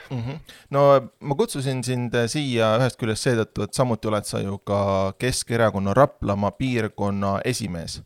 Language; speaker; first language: Estonian; native; Estonian